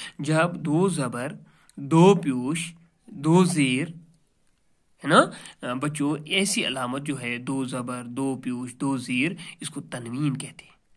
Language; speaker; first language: Urdu; non-native, local second language; Kashmiri